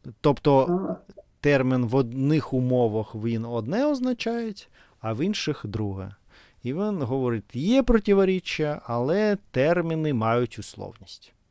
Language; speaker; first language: Ukrainian; non-native, fluent; Russian